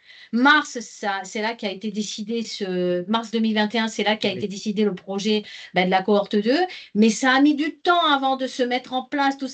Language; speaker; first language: French; native; French